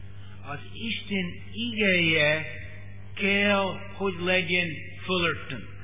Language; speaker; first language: Hungarian; non-native, learner; English